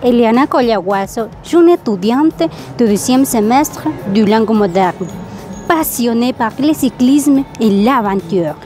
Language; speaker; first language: French; non-native, learner; Spanish